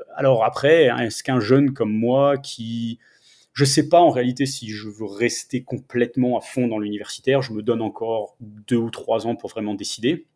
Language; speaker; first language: French; native; French